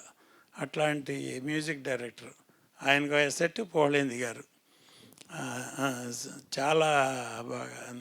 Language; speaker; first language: Telugu; native; Telugu